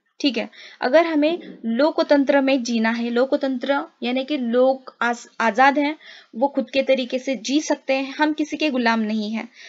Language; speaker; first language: Hindi; non-native, local second language; Marathi